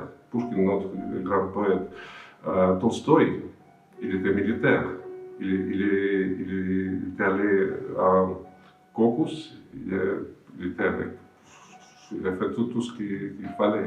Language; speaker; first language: French; non-native, fluent; Russian